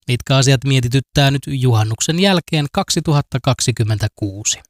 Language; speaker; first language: Finnish; native; Finnish